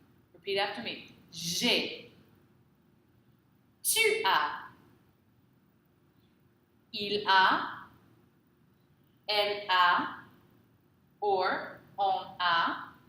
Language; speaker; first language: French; non-native, fluent; English